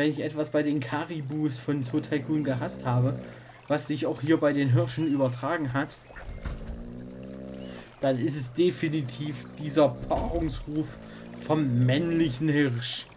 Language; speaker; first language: German; native; German